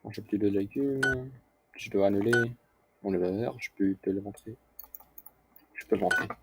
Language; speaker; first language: French; non-native, learner; English